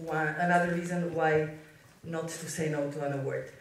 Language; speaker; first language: English; non-native, fluent; Slovenian